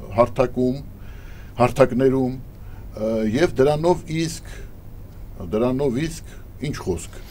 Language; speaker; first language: Armenian; native; Armenian